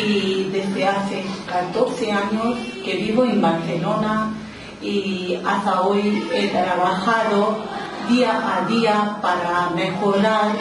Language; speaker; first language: Spanish; non-native, local second language; Urdu